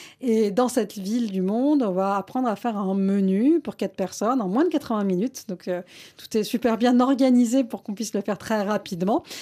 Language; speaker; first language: French; early bilingual, other home language; Malayalam